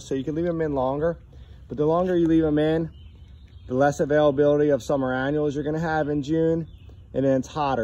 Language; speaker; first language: English; native; English